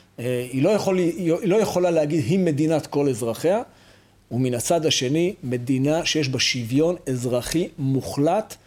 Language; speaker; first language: Hebrew; native; Hebrew